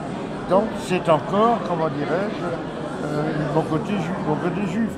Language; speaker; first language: French; early bilingual, other home language; Yiddish